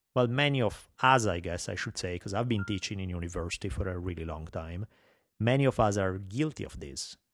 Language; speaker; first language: English; non-native, fluent; Italian